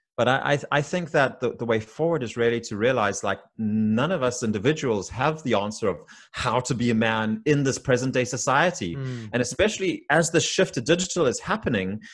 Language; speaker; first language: English; native; English